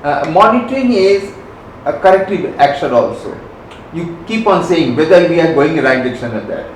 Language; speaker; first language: English; non-native, local second language; Bangla